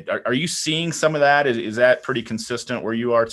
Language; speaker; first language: English; native; English